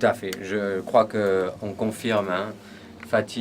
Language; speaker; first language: French; native; French